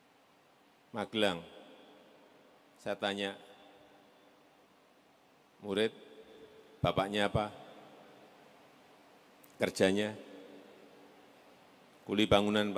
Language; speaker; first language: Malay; non-native, local second language; Javanese